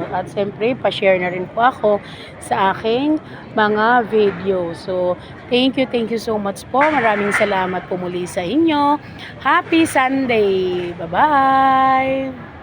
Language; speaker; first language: Filipino; native; Filipino